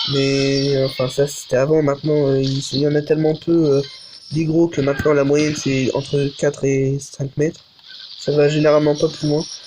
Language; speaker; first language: French; native; French